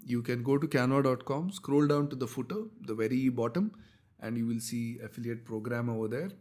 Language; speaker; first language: English; non-native, local second language; Kannada